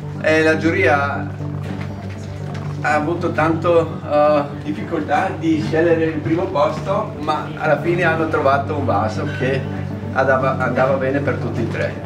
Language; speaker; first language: Italian; non-native, local second language; German